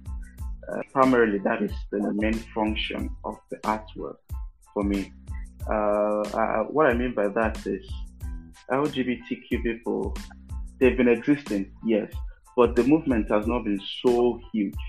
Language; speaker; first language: English; non-native, local second language; Igbo